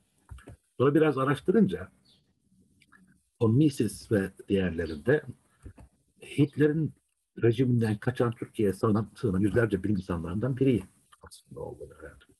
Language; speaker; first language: Turkish; native; Turkish